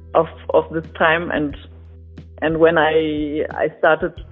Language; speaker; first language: English; non-native, fluent; German